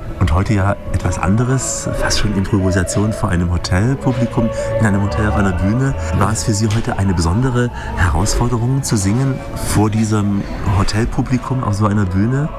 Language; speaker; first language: German; native; German